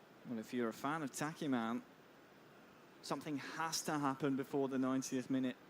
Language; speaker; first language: English; native; English